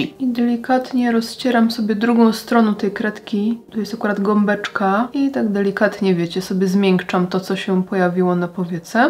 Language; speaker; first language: Polish; native; Polish